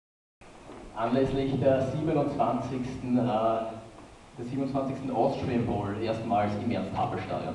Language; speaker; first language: German; native; German